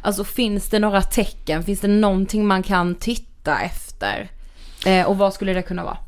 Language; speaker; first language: Swedish; native; Swedish